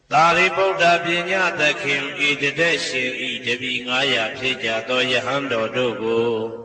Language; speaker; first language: Burmese; native; Burmese